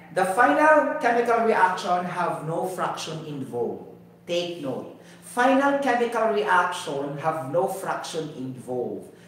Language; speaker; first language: English; non-native, local second language; Cebuano